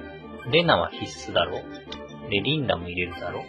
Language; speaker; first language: Japanese; native; Japanese